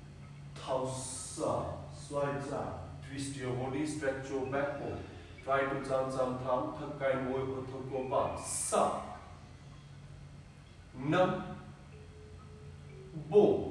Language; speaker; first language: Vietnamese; non-native, learner; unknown